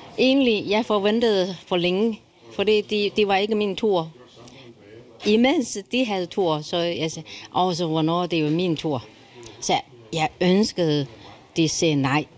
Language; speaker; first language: Danish; non-native, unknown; Chinese